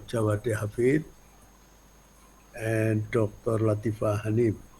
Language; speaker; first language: English; non-native, learner; Indonesian